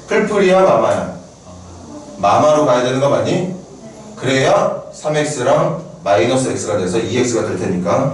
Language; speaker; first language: Korean; native; Korean